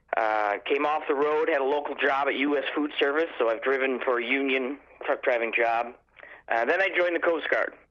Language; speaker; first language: English; native; English